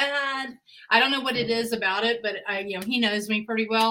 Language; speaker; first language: English; native; English